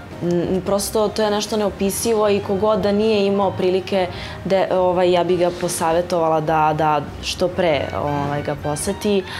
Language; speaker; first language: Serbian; early bilingual, heritage; Serbian